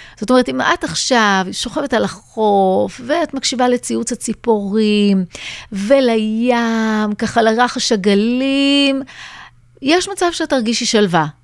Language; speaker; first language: Hebrew; native; Hebrew